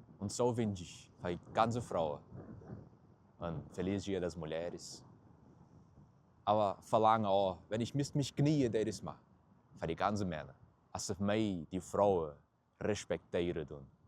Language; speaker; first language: German; early bilingual, heritage; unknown